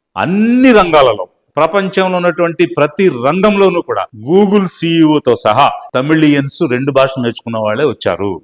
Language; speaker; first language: Telugu; native; Telugu